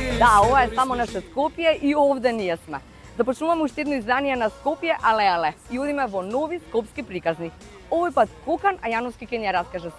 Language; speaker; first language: Macedonian; native; Macedonian